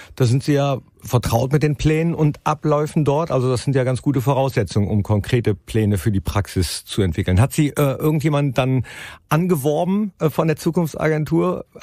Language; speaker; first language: German; native; German